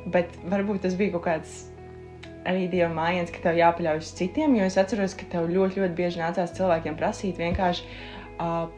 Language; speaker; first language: Latvian; native; Latvian